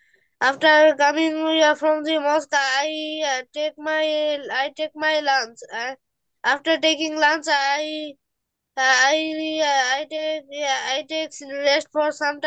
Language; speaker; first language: English; non-native, learner; Bangla